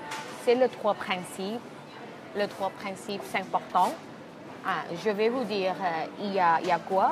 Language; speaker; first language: French; non-native, fluent; Thai